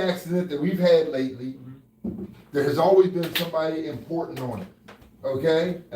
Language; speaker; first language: English; native; English